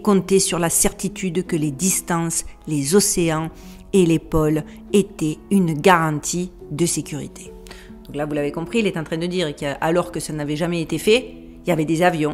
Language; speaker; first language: French; native; French